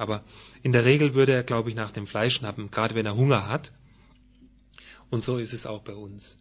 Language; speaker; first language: German; native; German